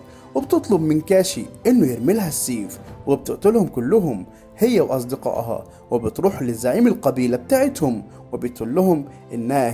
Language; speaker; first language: Arabic; native; Arabic